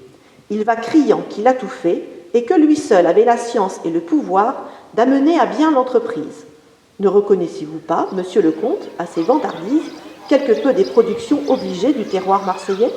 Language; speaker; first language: French; native; French